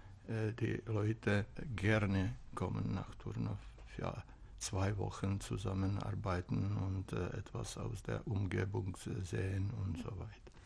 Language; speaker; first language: German; non-native, fluent; Czech